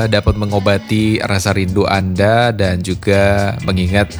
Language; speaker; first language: Indonesian; native; Indonesian